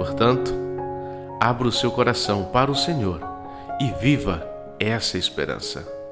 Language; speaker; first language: Portuguese; native; Portuguese